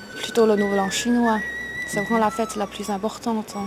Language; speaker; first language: French; non-native, fluent; Chinese